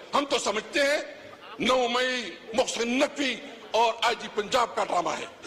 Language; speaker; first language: Urdu; non-native, local second language; Pashto